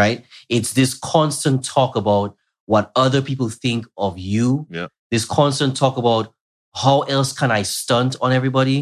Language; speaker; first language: English; native; English